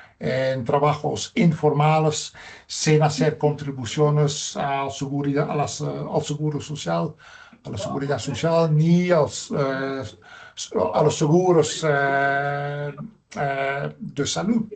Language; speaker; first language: Spanish; non-native, fluent; Dutch